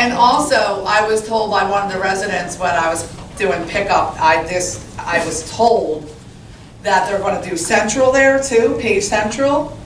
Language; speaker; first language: English; native; English